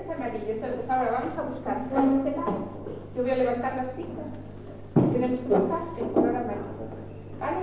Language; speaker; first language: Spanish; native; Spanish